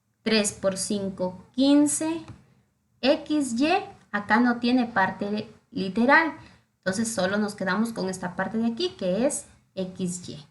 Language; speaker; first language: Spanish; native; Spanish